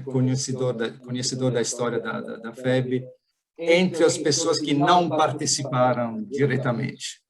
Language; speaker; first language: Portuguese; non-native, fluent; Italian